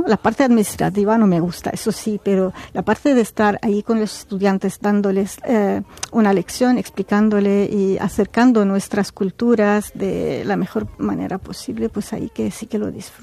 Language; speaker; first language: Spanish; non-native, fluent; Arabic